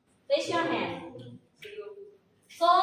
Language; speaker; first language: English; non-native, fluent; Indonesian